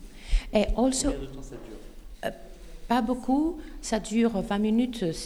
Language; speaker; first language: French; non-native, fluent; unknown